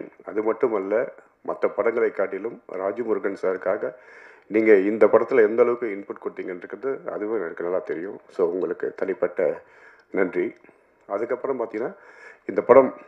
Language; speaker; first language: Tamil; native; Tamil